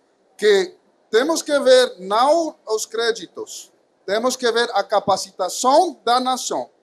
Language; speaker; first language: Portuguese; non-native, fluent; Spanish